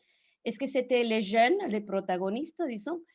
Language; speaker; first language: French; non-native, fluent; Spanish